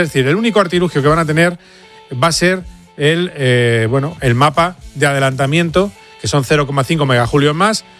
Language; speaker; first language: Spanish; native; Spanish